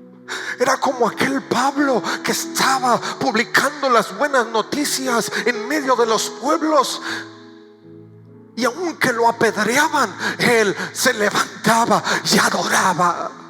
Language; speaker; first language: Spanish; native; Spanish